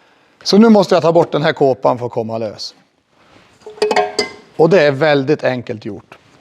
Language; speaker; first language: Swedish; native; Swedish